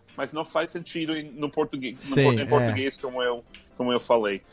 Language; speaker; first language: Portuguese; non-native, fluent; English